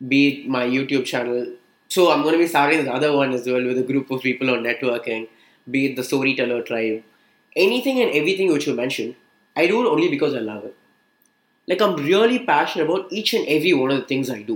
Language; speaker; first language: English; non-native, local second language; Tamil